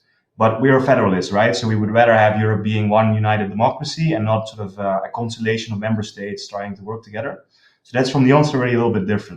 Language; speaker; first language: English; non-native, fluent; Dutch